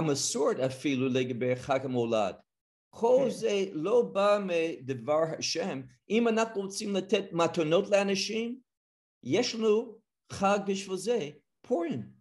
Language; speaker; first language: Hebrew; non-native, fluent; English